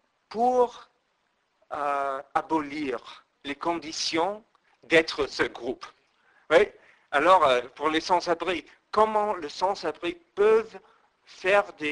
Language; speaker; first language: French; non-native, fluent; English